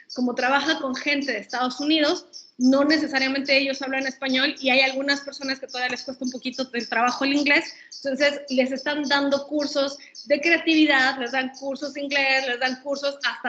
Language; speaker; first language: Spanish; native; Spanish